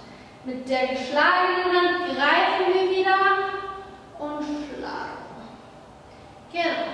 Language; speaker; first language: German; native; German